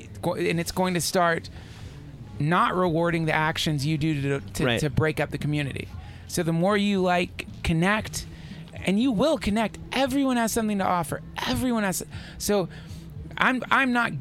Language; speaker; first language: English; native; English